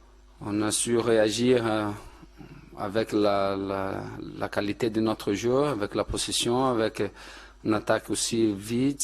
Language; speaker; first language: French; non-native, fluent; Portuguese